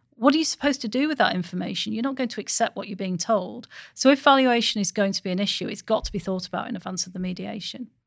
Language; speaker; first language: English; native; English